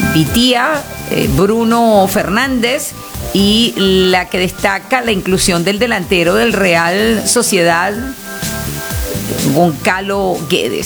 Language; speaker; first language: Spanish; native; Spanish